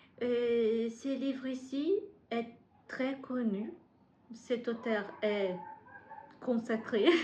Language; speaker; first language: French; non-native, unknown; Portuguese